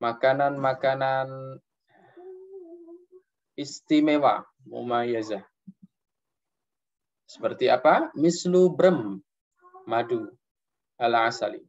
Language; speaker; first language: Arabic; non-native, fluent; Indonesian